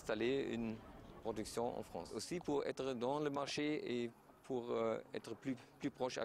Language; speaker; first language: French; non-native, learner; German